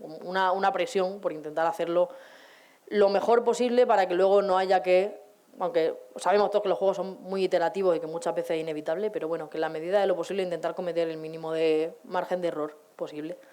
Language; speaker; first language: Spanish; native; Spanish